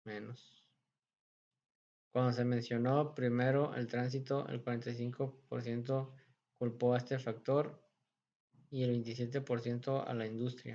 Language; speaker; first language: Spanish; native; Spanish